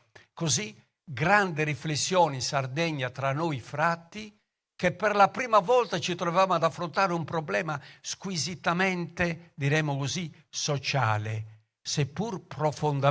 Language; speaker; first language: Italian; native; Italian